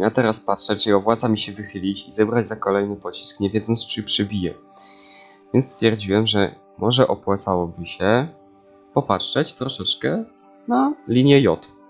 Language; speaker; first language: Polish; native; Polish